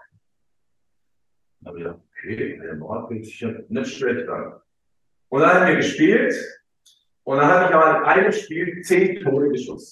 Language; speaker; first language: German; early bilingual, other home language; Croatian